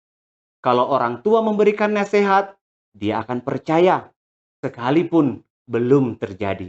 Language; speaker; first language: Indonesian; native; Indonesian